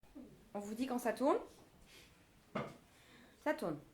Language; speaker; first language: French; native; French